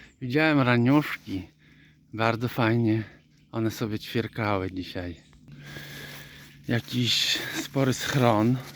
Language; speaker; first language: Polish; native; Polish